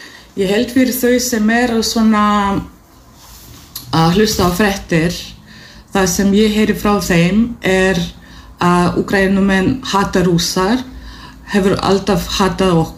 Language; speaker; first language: Icelandic; non-native, fluent; Russian